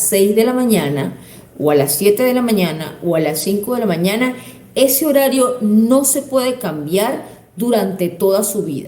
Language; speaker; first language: Spanish; native; Spanish